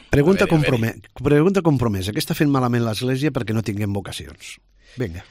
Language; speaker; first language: Catalan; native; Catalan